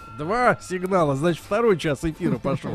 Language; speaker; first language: Russian; native; Russian